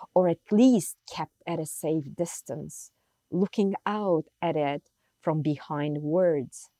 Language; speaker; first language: English; non-native, fluent; Turkish